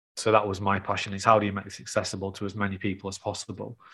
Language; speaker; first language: English; native; English